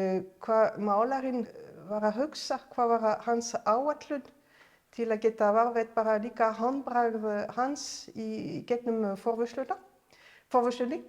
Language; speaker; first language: Icelandic; non-native, fluent; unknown